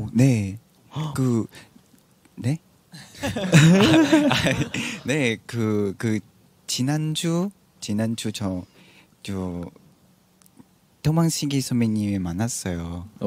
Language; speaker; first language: Korean; non-native, fluent; Vietnamese